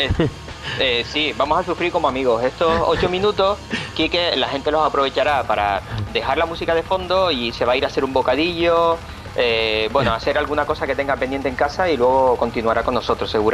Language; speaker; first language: Spanish; native; Spanish